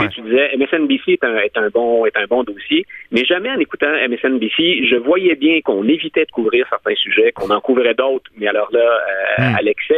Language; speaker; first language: French; native; French